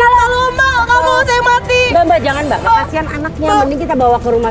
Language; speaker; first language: Indonesian; native; Indonesian